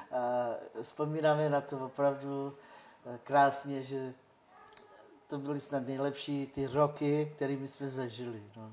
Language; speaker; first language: Czech; non-native, local second language; Romany